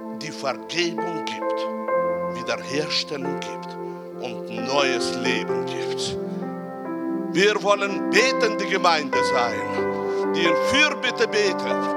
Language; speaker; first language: German; non-native, fluent; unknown